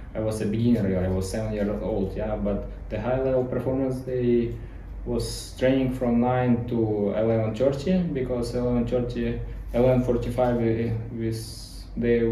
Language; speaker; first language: English; non-native, learner; Ukrainian